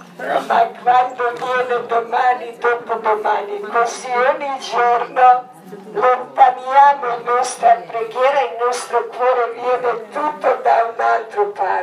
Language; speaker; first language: Italian; non-native, learner; Croatian